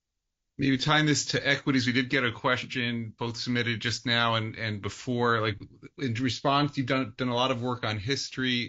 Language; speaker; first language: English; native; English